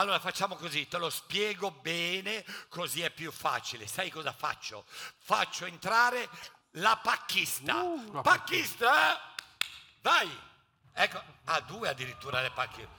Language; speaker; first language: Italian; native; Italian